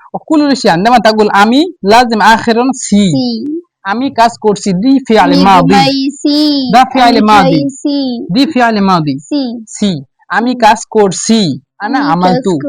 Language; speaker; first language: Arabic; non-native, learner; Bangla